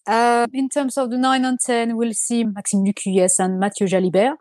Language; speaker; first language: English; non-native, fluent; French